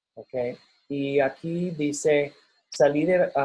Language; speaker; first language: Spanish; non-native, fluent; English